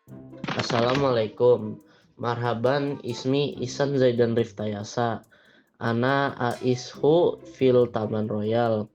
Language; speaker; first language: Arabic; non-native, learner; Indonesian